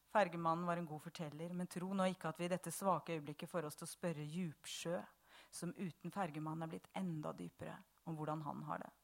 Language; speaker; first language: English; non-native, fluent; Bosnian